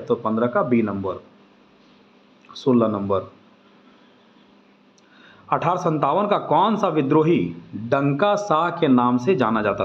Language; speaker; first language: Hindi; native; Hindi